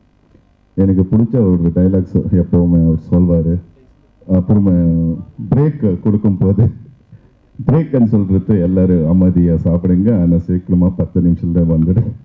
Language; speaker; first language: Tamil; non-native, learner; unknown